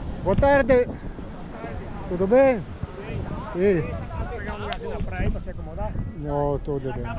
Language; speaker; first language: Portuguese; non-native, learner; French